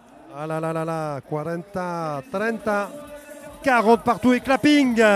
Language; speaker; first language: French; native; French